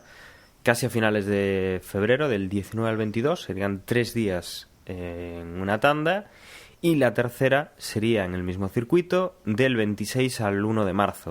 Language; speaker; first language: Spanish; native; Spanish